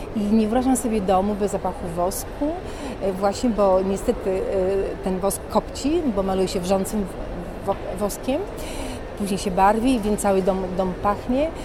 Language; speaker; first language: Polish; native; Polish